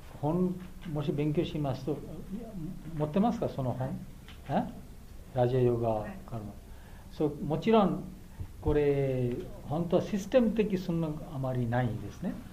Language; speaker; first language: Japanese; non-native, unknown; Bangla